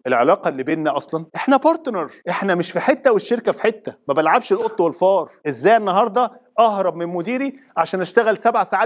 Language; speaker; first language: Arabic; native; Arabic